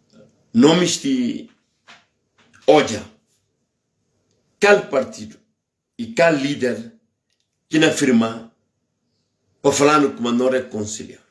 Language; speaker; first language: Portuguese; non-native, local second language; Upper Guinea Crioulo